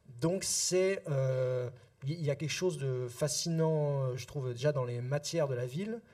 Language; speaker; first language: French; native; French